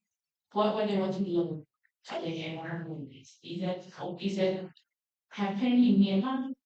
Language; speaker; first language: English; non-native, learner; Thai